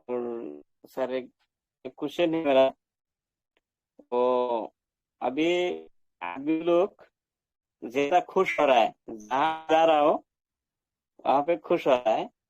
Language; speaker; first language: Hindi; non-native, local second language; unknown